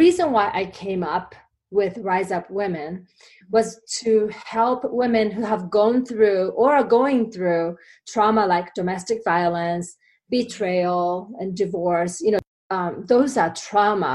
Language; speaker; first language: English; non-native, fluent; Japanese